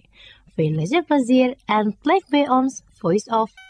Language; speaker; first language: Dutch; non-native, fluent; Indonesian